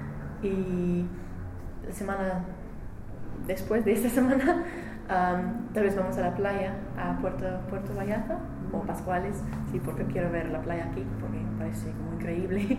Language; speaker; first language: Spanish; non-native, learner; English